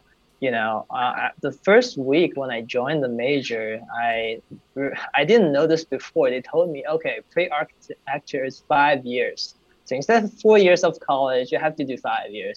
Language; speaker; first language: English; non-native, fluent; Chinese